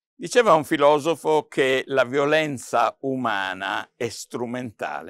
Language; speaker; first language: Italian; native; Italian